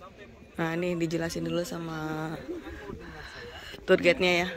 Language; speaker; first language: Indonesian; native; Indonesian